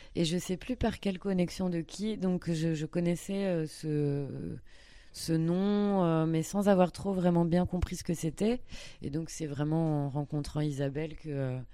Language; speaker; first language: French; native; French